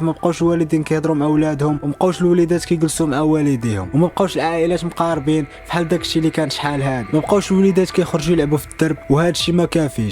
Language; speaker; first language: Arabic; native; Arabic